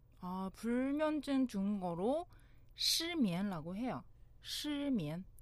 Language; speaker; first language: Korean; non-native, fluent; Chinese